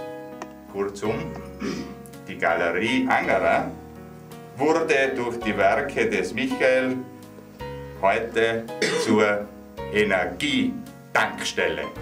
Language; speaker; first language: German; native; German